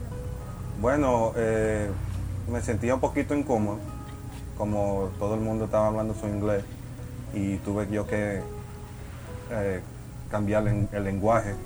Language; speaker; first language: Spanish; early bilingual, heritage; Spanish